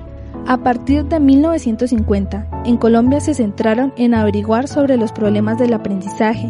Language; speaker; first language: Spanish; native; Spanish